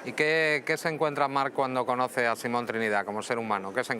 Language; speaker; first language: Spanish; native; Spanish